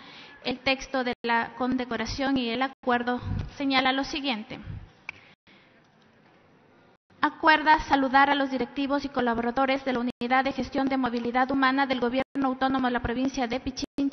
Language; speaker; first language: Spanish; native; Spanish